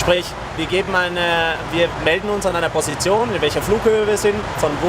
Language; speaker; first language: German; native; German